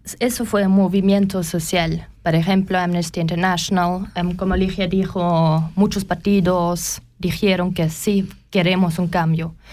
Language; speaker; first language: Spanish; non-native, learner; German